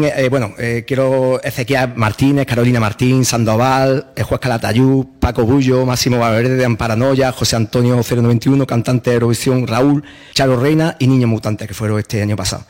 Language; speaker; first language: Spanish; native; Spanish